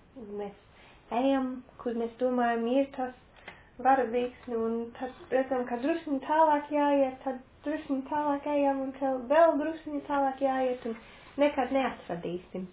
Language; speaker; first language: Latvian; non-native, local second language; Russian